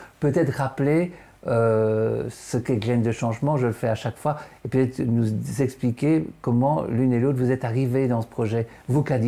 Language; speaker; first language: French; native; French